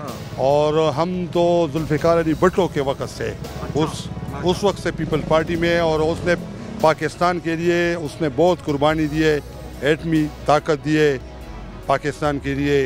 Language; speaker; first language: Hindi; non-native, local second language; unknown